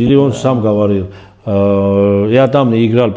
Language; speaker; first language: Russian; non-native, fluent; Georgian